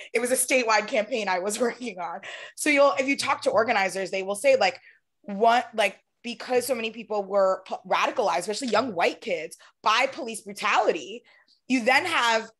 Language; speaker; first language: English; native; English